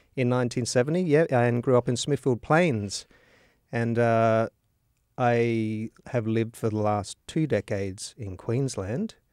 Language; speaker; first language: English; native; English